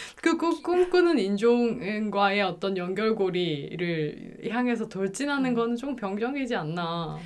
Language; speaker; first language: Korean; native; Korean